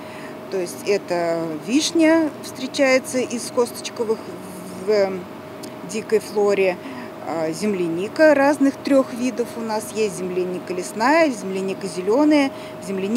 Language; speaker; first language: Russian; native; Russian